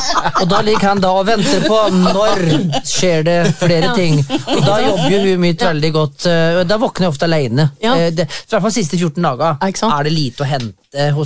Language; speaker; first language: Norwegian; native; Norwegian